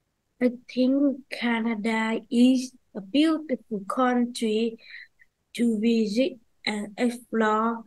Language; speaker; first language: English; non-native, learner; Vietnamese